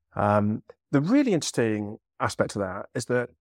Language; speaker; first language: English; native; English